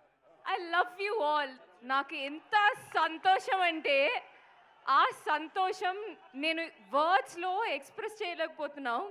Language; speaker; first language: Telugu; non-native, learner; Malayalam